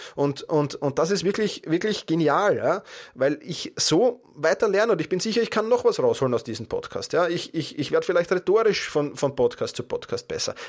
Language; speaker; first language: German; native; German